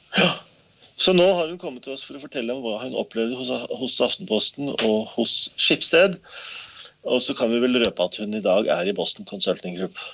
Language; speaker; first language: Norwegian; native; Norwegian